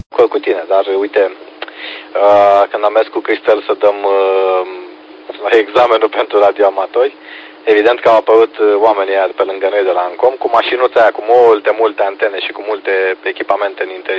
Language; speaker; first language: Romanian; native; Romanian